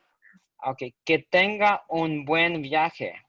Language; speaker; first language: Spanish; early bilingual, heritage; Spanish